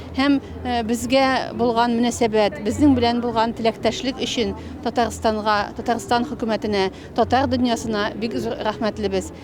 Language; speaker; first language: Tatar; native; Tatar